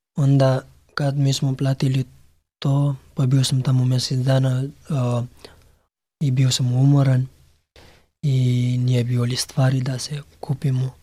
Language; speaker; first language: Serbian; non-native, learner; Pashto